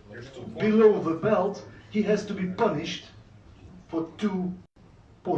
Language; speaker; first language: English; non-native, fluent; Ukrainian